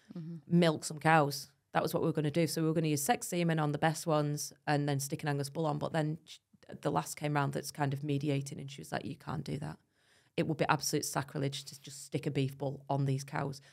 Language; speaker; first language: English; native; English